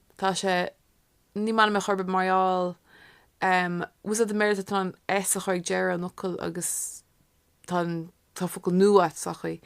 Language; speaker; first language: Irish; non-native, local second language; English